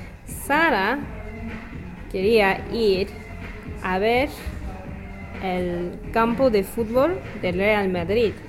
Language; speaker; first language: Spanish; non-native, learner; English